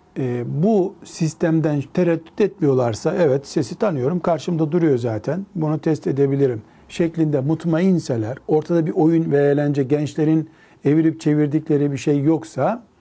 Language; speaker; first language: Turkish; native; Turkish